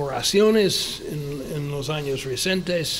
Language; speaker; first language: Spanish; non-native, fluent; English